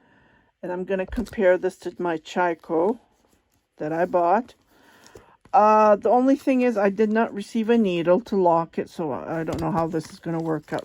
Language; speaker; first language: English; non-native, fluent; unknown